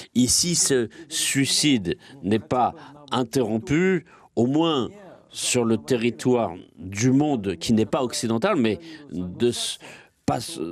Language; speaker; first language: French; non-native, fluent; Russian